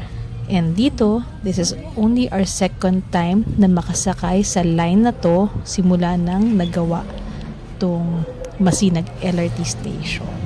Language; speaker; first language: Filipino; native; Filipino